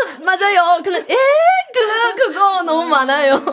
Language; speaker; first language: Korean; non-native, learner; Chinese